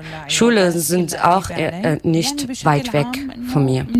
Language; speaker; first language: German; non-native, learner; Arabic